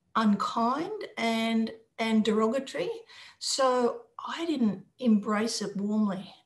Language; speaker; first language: English; native; English